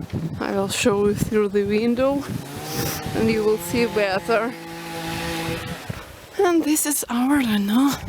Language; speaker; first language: English; non-native, local second language; Russian